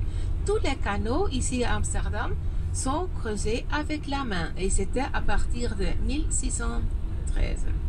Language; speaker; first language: French; non-native, fluent; Dutch